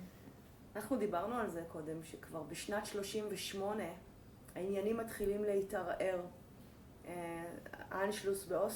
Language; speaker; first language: Hebrew; native; Hebrew